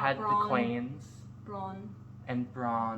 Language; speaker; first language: English; native; English